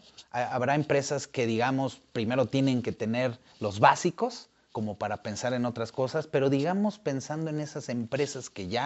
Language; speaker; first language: Spanish; native; Spanish